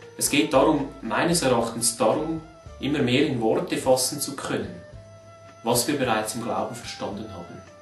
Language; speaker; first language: German; native; German